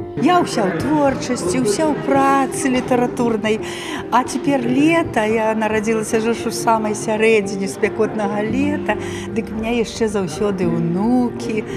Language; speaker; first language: Belarusian; native; Belarusian